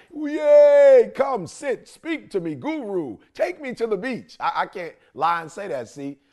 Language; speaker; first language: English; native; English